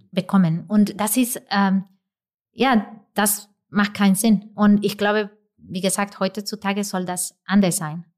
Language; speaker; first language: German; non-native, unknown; Spanish